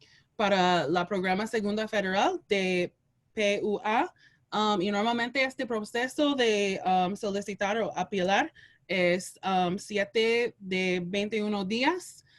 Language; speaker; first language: Spanish; non-native, learner; English